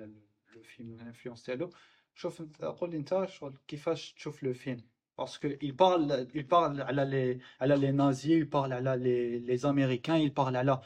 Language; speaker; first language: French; non-native, local second language; Arabic